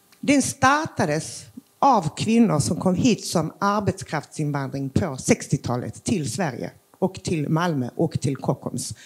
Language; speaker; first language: Swedish; early bilingual, other home language; Macedonian